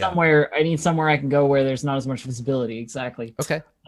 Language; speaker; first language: English; native; English